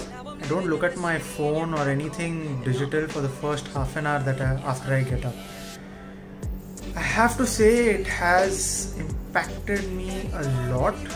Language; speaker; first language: English; non-native, local second language; Hindi